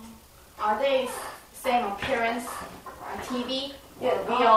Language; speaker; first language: English; non-native, learner; Korean